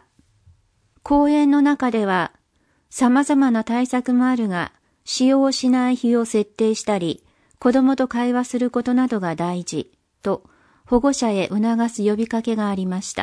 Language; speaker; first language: Japanese; native; Japanese